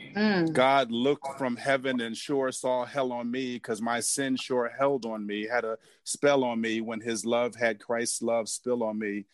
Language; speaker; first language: English; native; English